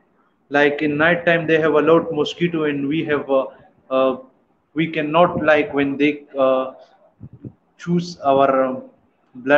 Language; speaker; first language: English; non-native, learner; Pashto